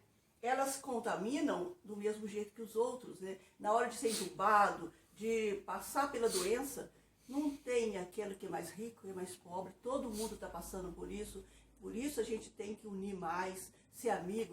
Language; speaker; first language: Portuguese; native; Portuguese